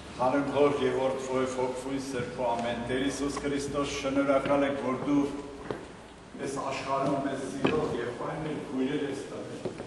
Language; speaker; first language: Armenian; native; Armenian